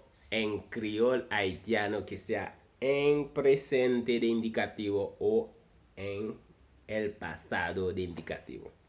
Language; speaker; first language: Spanish; non-native, fluent; Haitian Creole